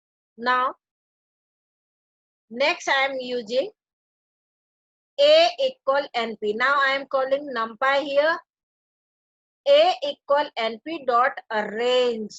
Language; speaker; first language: English; non-native, local second language; Hindi